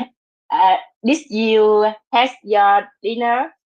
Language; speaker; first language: English; non-native, learner; Vietnamese